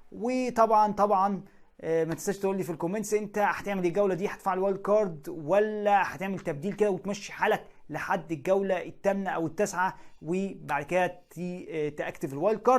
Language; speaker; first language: Arabic; native; Arabic